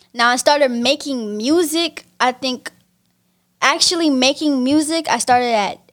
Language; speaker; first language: English; native; English